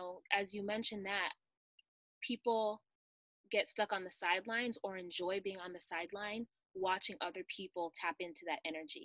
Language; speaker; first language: English; native; English